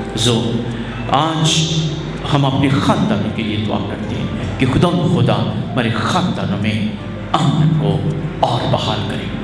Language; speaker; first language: Urdu; non-native, local second language; Punjabi